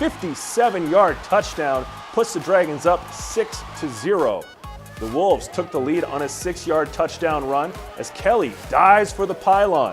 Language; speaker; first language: English; native; English